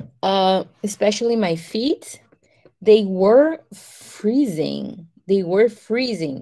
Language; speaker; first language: English; non-native, fluent; Portuguese